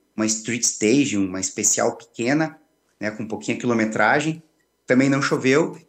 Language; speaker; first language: Portuguese; native; Portuguese